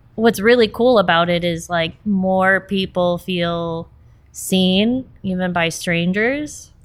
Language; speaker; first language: English; early bilingual, other home language; Portuguese